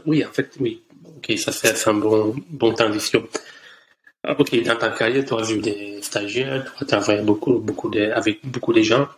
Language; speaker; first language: French; non-native, learner; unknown